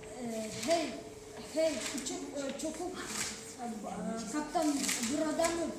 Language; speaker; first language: Turkish; non-native, learner; Kazakh